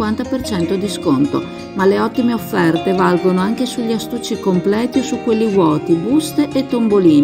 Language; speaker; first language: Italian; native; Italian